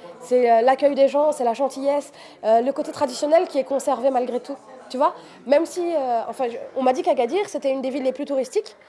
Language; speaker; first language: French; native; French